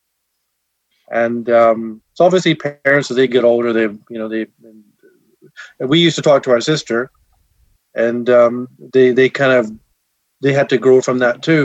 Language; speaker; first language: English; native; English